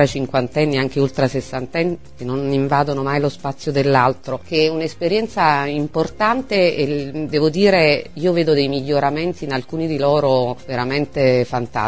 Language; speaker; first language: Italian; native; Italian